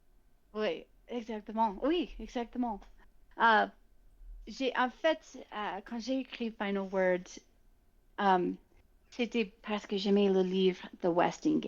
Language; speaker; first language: French; non-native, fluent; English